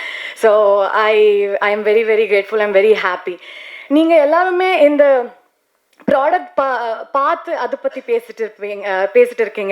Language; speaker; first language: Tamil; non-native, learner; Kannada